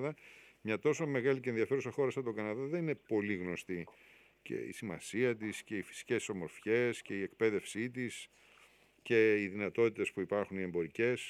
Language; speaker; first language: Greek; native; Greek